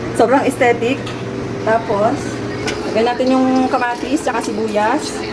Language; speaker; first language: Filipino; native; Filipino